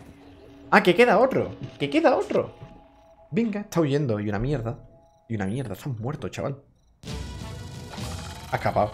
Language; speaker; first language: Spanish; native; Spanish